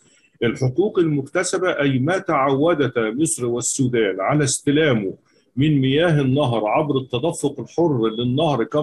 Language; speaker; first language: Arabic; native; Arabic